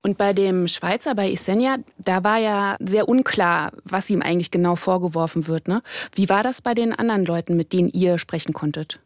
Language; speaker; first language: German; native; German